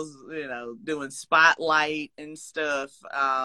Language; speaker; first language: English; native; English